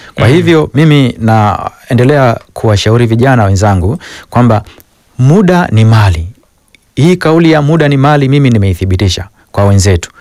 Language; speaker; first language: Swahili; native; Swahili